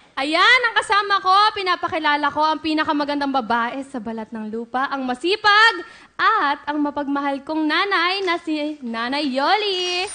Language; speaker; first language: Filipino; non-native, local second language; Cebuano